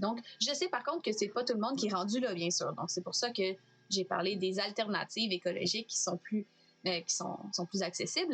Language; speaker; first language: French; native; French